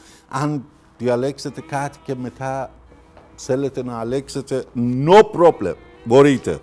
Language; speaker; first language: Greek; non-native, learner; Persian